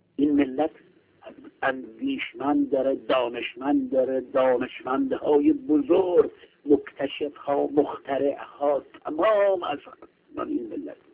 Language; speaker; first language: Persian; non-native, local second language; Kurdish